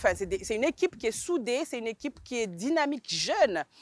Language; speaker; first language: French; native; French